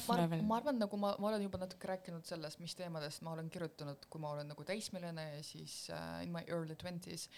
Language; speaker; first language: Estonian; non-native, local second language; Russian